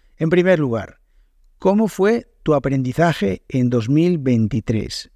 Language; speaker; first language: Spanish; native; Spanish